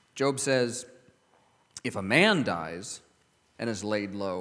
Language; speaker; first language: English; native; English